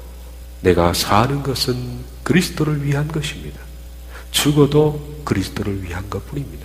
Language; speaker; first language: Korean; native; Korean